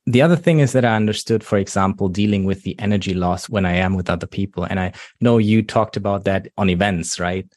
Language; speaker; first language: English; non-native, fluent; German